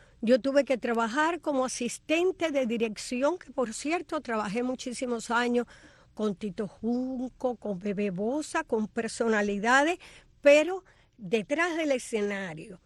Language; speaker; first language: Spanish; native; Spanish